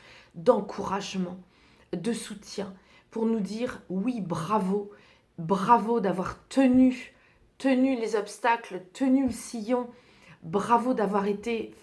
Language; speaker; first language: French; native; French